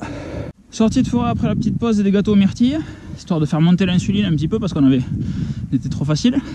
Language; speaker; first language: French; native; French